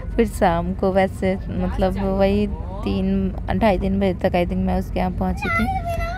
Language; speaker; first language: Hindi; native; Hindi